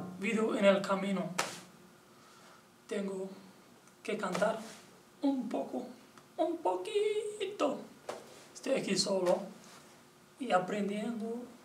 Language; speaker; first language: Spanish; non-native, learner; Portuguese